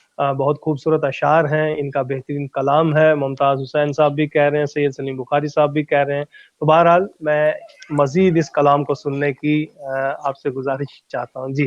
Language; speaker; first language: Urdu; native; Urdu